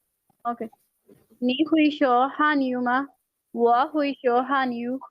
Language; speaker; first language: Chinese; non-native, learner; Hindi